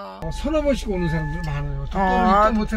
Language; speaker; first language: Korean; native; Korean